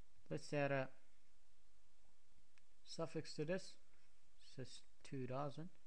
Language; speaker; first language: English; non-native, fluent; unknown